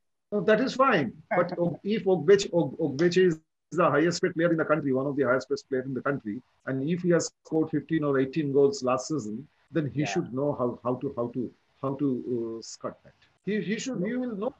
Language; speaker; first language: English; non-native, local second language; Bangla